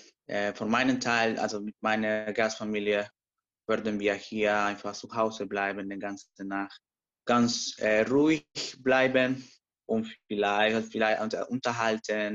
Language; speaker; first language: German; non-native, learner; Spanish